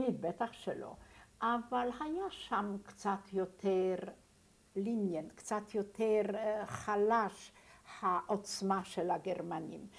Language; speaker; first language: Hebrew; non-native, fluent; Yiddish